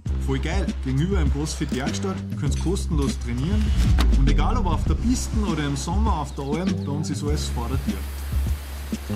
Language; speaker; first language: German; native; German